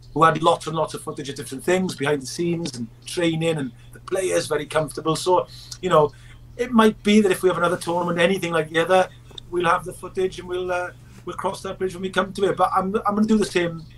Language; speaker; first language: English; native; English